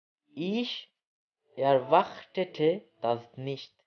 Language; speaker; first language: German; non-native, learner; Bangla